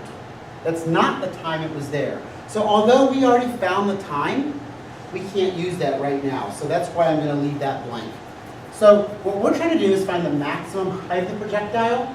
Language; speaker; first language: English; native; English